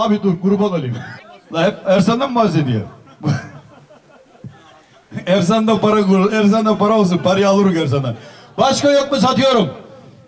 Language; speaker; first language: Turkish; native; Turkish